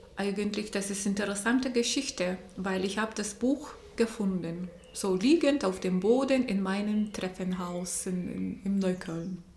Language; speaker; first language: German; non-native, fluent; Lithuanian